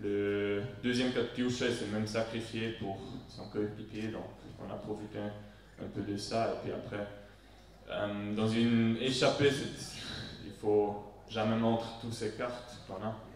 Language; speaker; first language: French; non-native, local second language; Swiss German